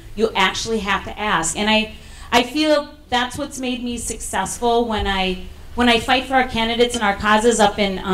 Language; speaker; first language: English; native; English